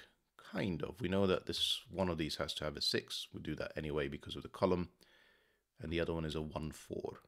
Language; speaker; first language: English; native; English